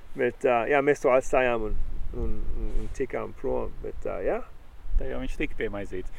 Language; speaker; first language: Latvian; early bilingual, heritage; Latvian